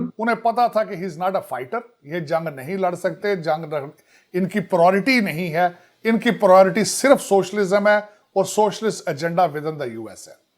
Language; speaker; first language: Urdu; non-native, local second language; Punjabi